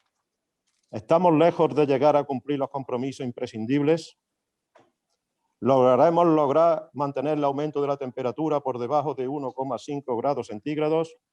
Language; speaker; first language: Spanish; native; Spanish